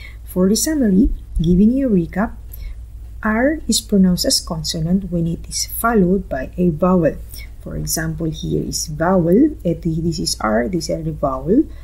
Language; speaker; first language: English; non-native, local second language; Filipino